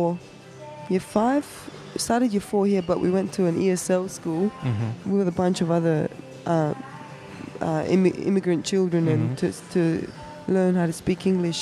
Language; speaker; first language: English; early bilingual, other home language; German